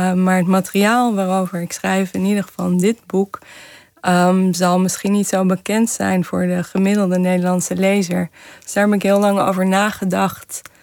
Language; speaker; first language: Dutch; native; Dutch